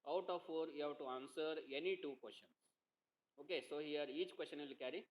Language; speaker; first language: English; non-native, local second language; Kannada